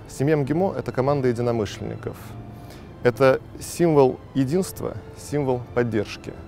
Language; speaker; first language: Russian; native; Russian